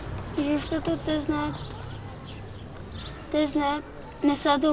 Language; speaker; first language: Bulgarian; non-native, local second language; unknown